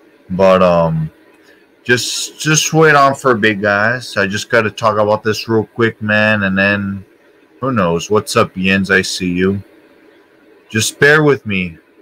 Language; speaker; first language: English; native; English